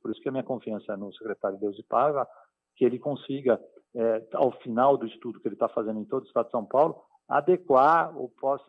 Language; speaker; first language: Portuguese; native; Portuguese